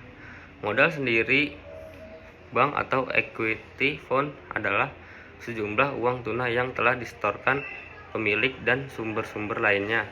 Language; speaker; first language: Indonesian; native; Indonesian